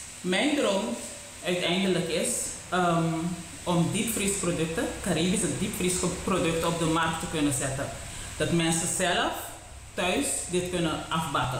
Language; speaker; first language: Dutch; non-native, local second language; Papiamento